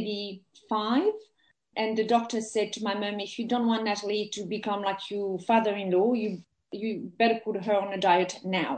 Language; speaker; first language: English; non-native, fluent; French